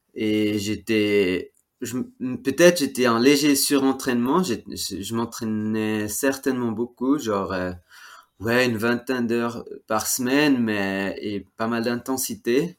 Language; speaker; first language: French; non-native, fluent; Swiss German